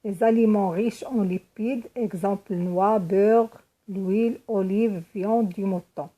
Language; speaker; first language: French; non-native, local second language; Arabic